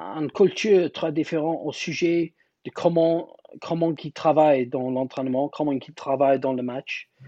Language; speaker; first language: French; non-native, learner; English